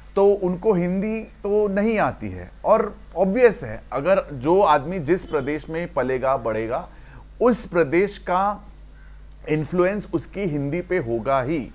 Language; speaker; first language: Hindi; non-native, local second language; Marathi